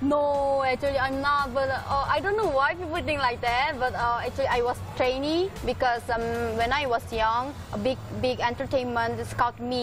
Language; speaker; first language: English; non-native, fluent; Korean